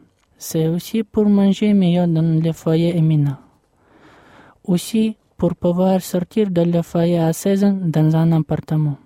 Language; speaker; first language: French; non-native, fluent; Russian